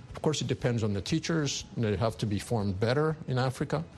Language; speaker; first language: English; non-native, fluent; Amharic